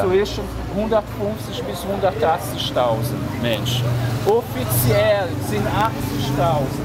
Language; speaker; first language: German; non-native, fluent; Portuguese